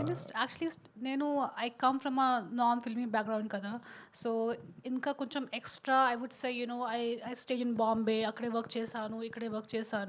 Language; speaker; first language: Telugu; non-native, learner; Hindi